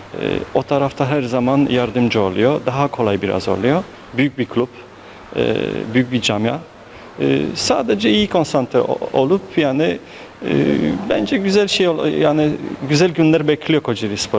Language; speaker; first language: Turkish; non-native, fluent; Polish